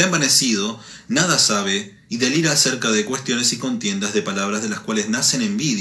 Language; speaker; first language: Spanish; native; Spanish